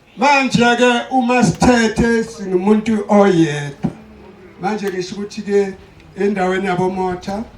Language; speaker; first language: Zulu; non-native, local second language; South Ndebele